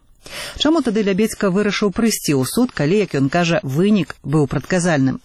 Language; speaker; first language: Belarusian; native; Belarusian